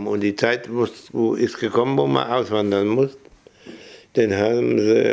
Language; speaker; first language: German; early bilingual, heritage; German